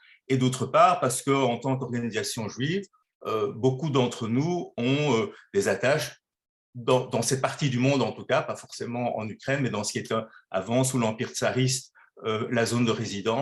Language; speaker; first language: French; native; French